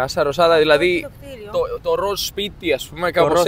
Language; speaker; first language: Greek; native; Greek